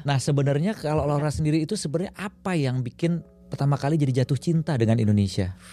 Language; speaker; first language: Indonesian; native; Indonesian